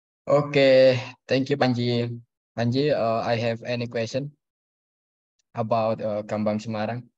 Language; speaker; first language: English; non-native, learner; Indonesian